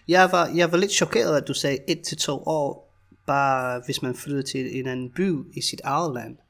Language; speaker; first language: Danish; non-native, fluent; English